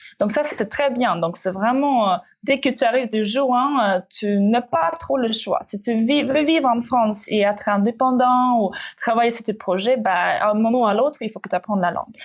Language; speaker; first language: French; non-native, fluent; Russian